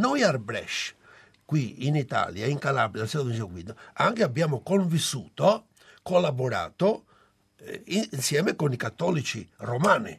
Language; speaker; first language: Italian; non-native, local second language; Albanian